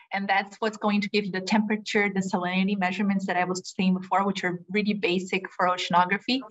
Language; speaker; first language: English; non-native, fluent; Portuguese